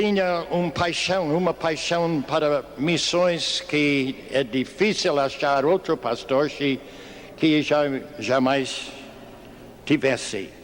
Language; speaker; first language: Portuguese; non-native, fluent; English